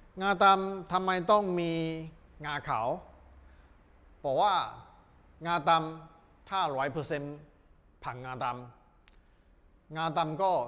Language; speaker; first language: Thai; non-native, learner; Chinese